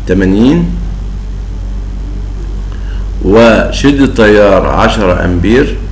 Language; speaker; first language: Arabic; native; Arabic